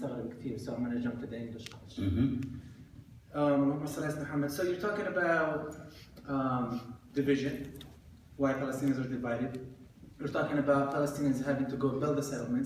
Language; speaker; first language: English; non-native, fluent; Arabic